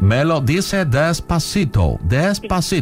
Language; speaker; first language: Spanish; non-native, local second language; English